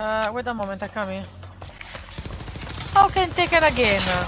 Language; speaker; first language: English; non-native, learner; Italian